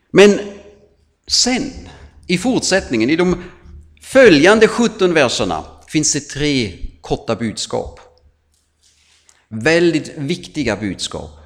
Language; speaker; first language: Swedish; non-native, fluent; German